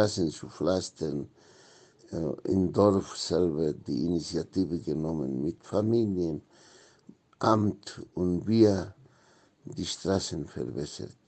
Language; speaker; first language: German; non-native, fluent; Spanish